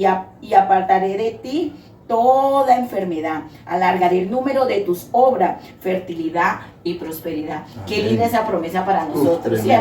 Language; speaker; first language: Spanish; native; Spanish